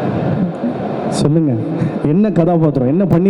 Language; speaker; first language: Tamil; native; Tamil